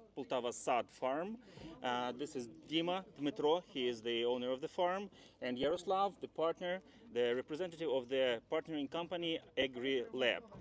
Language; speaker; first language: English; non-native, fluent; Ukrainian